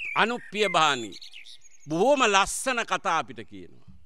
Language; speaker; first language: Sinhala; native; Sinhala